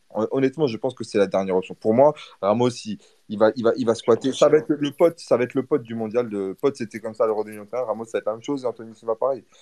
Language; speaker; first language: French; early bilingual, other home language; Portuguese